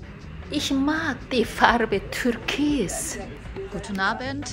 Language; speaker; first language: German; non-native, fluent; Korean